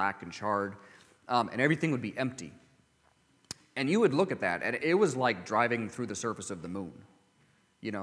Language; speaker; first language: English; native; English